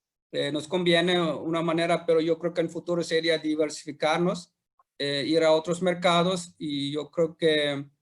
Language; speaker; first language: Spanish; non-native, fluent; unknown